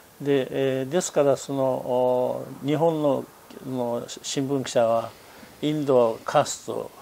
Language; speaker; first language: Japanese; non-native, fluent; Tibetan